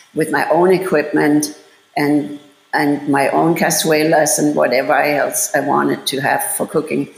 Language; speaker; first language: English; non-native, fluent; German